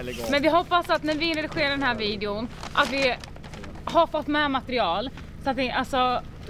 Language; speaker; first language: Swedish; native; Swedish